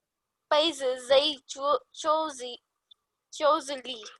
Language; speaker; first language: Chinese; non-native, learner; Urdu